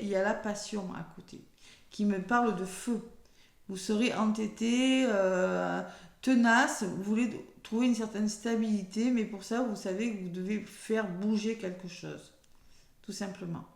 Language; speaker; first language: French; native; French